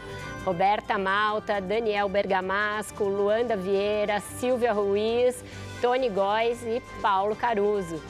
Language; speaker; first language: Portuguese; native; Portuguese